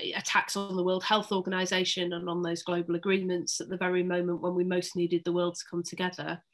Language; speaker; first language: English; native; English